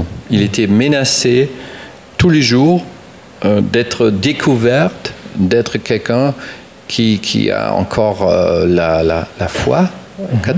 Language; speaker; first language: French; non-native, fluent; German